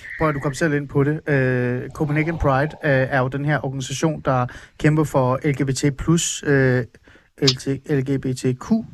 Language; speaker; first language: Danish; early bilingual, other home language; Persian